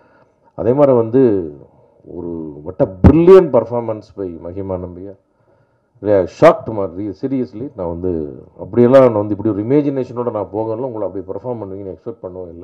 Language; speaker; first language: Tamil; native; Tamil